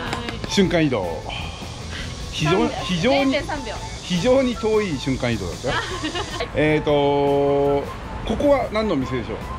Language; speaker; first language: Japanese; native; Japanese